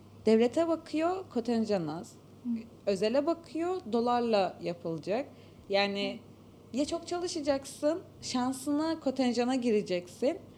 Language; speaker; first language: Turkish; native; Turkish